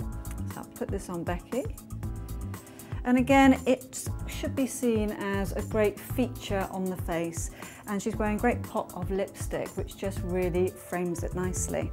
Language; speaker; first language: English; native; English